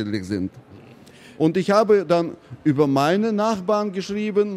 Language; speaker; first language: German; non-native, fluent; Russian